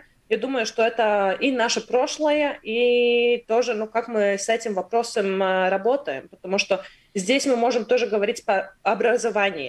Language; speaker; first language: Russian; non-native, local second language; Latvian